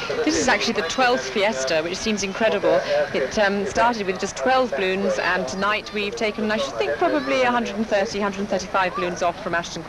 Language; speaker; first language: English; native; English